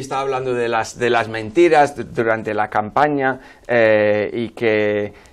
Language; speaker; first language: Spanish; non-native, fluent; English